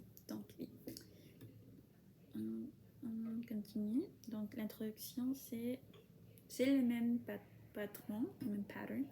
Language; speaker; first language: French; non-native, fluent; Spanish